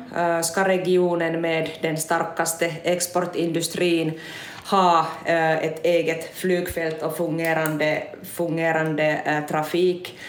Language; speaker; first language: Swedish; non-native, local second language; Finnish